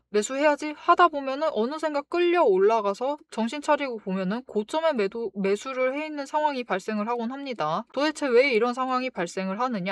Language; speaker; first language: Korean; native; Korean